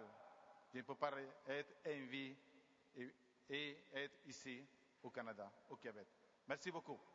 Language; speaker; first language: French; non-native, learner; Spanish